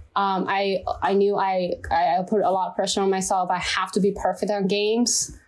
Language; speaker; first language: English; non-native, fluent; Chinese